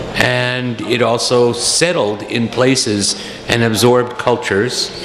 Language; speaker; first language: English; native; English